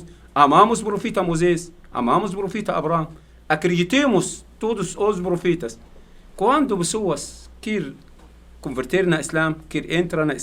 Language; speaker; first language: Portuguese; non-native, learner; Arabic